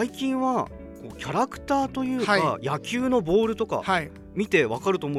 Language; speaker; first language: Japanese; native; Japanese